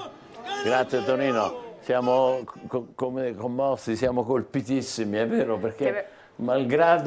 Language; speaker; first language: Italian; native; Italian